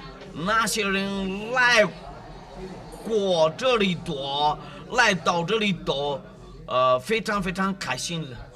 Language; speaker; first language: Chinese; non-native, learner; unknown